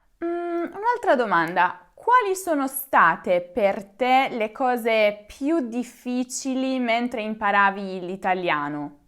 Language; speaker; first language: Italian; native; Italian